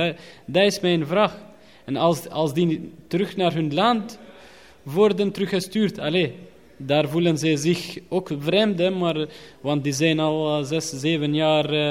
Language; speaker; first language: Dutch; non-native, learner; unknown